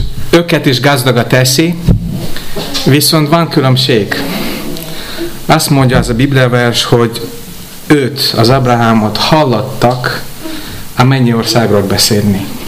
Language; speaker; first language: Hungarian; non-native, fluent; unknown